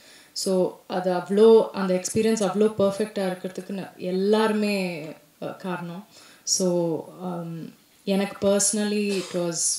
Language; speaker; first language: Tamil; non-native, local second language; Malayalam